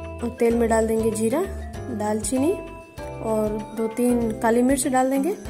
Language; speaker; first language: Hindi; native; Hindi